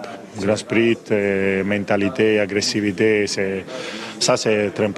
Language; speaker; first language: French; non-native, learner; Italian